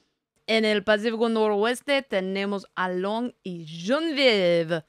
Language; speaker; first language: Spanish; non-native, learner; English